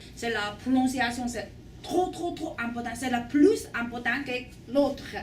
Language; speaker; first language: French; non-native, learner; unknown